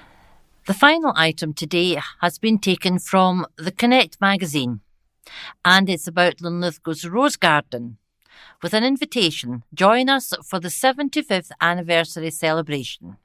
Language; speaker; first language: English; native; English